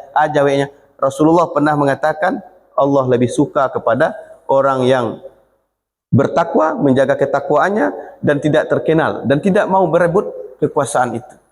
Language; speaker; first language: Malay; non-native, local second language; Minangkabau